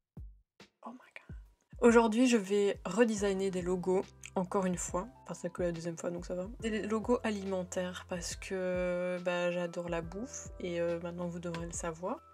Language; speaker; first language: French; native; French